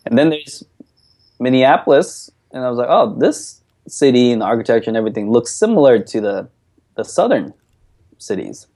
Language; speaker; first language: English; early bilingual, other home language; Korean